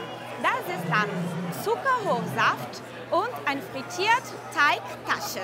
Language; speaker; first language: German; early bilingual, heritage; German